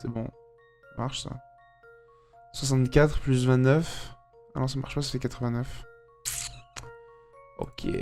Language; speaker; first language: French; native; French